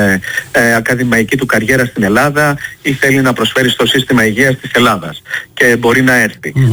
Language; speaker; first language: Greek; native; Greek